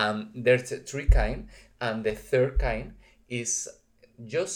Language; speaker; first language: English; non-native, learner; Spanish